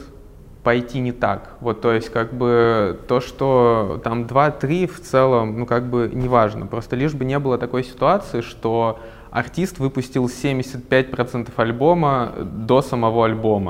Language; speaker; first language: Russian; native; Russian